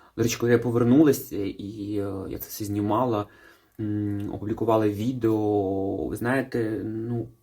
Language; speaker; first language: Ukrainian; non-native, local second language; Russian